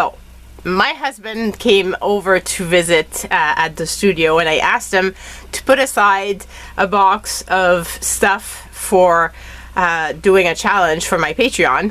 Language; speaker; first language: English; native; English